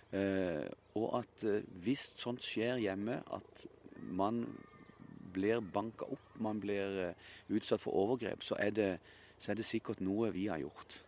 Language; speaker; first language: Norwegian; native; Norwegian